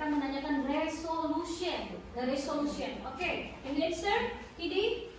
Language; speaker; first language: English; non-native, local second language; Indonesian